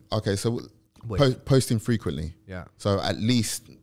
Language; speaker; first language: English; native; English